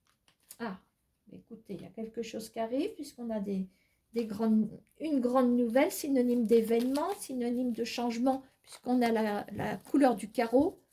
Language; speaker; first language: French; native; French